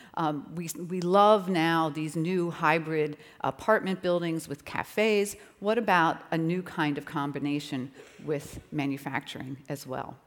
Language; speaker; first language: English; native; English